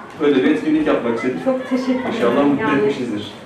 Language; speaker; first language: Turkish; native; Turkish